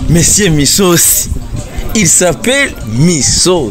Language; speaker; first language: French; non-native, learner; Rundi